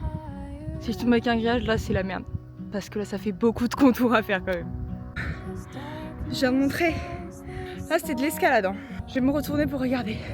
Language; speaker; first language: French; native; French